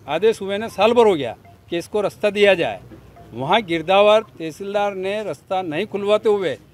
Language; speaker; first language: Hindi; native; Hindi